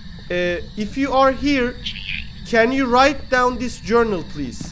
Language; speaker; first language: English; non-native, learner; Turkish